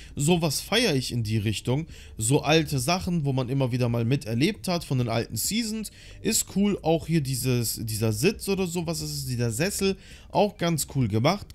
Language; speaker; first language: German; native; German